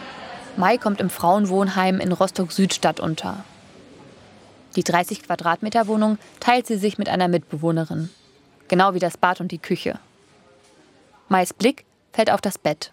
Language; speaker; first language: German; native; German